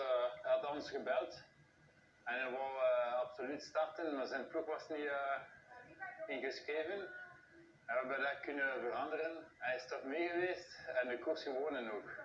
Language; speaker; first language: Dutch; non-native, local second language; French